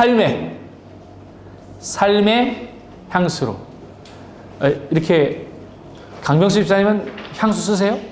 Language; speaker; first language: Korean; native; Korean